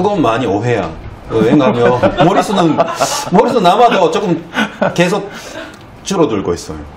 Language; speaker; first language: Korean; early bilingual, heritage; Korean